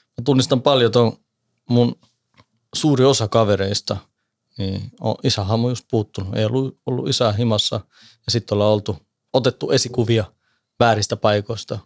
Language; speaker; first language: Finnish; native; Finnish